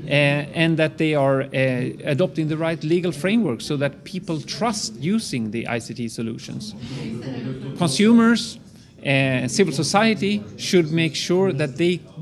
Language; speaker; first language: English; non-native, fluent; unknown